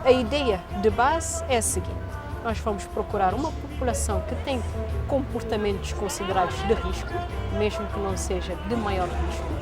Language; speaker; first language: Portuguese; non-native, local second language; Kabuverdianu